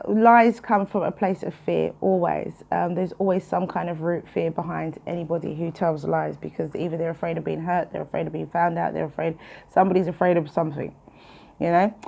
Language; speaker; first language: English; native; English